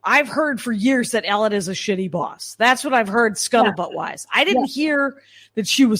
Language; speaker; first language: English; native; English